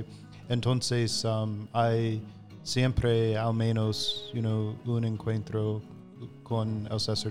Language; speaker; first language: Spanish; non-native, fluent; English